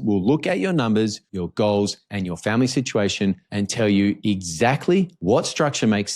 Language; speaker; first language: English; native; English